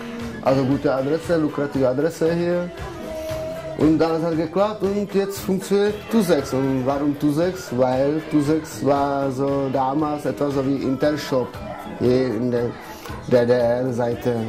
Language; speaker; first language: German; non-native, learner; Czech